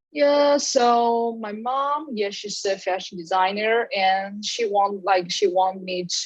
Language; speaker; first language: English; non-native, learner; Chinese